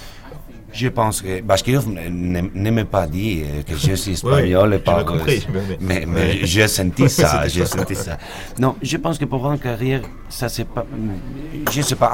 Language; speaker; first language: French; non-native, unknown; Spanish